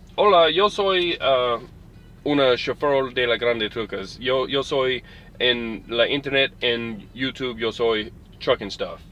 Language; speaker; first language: Spanish; non-native, learner; English